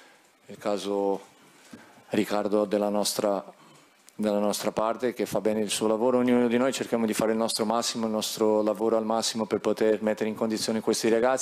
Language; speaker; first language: Italian; non-native, fluent; Portuguese